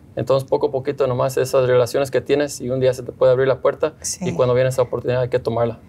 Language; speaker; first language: Spanish; early bilingual, heritage; Spanish